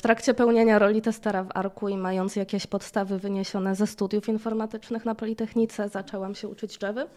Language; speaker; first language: Polish; native; Polish